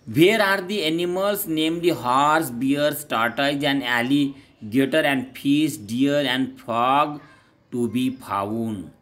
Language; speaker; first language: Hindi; non-native, local second language; Marathi